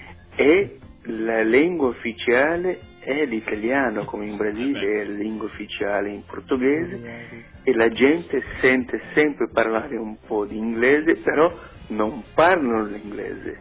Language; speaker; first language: Italian; non-native, fluent; Portuguese